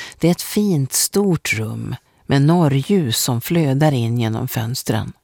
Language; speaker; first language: Swedish; native; Swedish